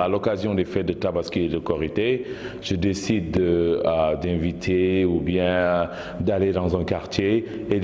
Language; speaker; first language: French; non-native, local second language; Wolof